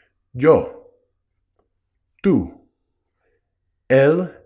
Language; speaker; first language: Spanish; non-native, fluent; English